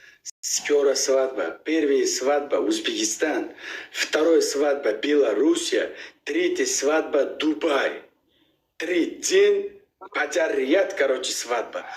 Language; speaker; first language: Russian; non-native, learner; Uzbek